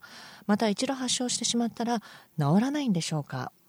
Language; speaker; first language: Japanese; native; Japanese